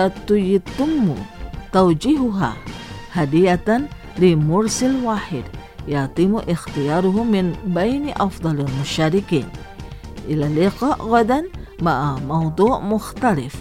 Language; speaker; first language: Arabic; non-native, fluent; Indonesian